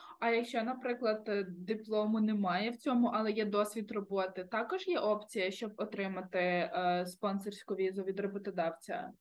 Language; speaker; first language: Ukrainian; native; Ukrainian